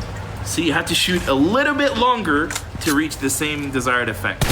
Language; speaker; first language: English; native; English